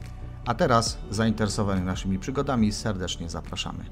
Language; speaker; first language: Polish; native; Polish